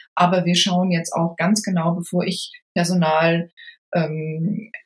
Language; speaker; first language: German; native; German